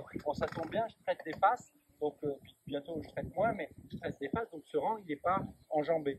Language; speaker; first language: French; native; French